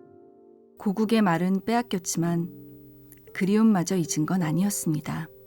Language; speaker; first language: Korean; native; Korean